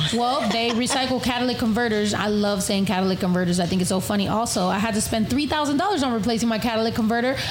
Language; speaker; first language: English; early bilingual, other home language; Spanish